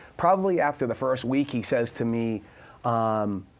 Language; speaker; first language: English; native; English